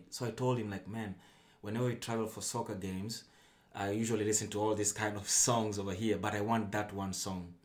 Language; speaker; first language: English; non-native, local second language; Luyia